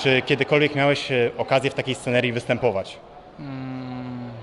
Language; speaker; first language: Polish; native; Polish